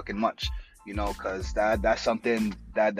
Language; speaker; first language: English; native; English